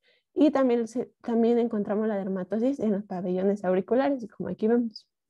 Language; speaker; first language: Spanish; native; Spanish